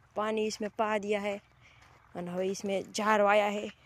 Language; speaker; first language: Hindi; non-native, local second language; Gujarati